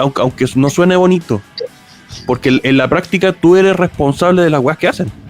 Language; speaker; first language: Spanish; native; Spanish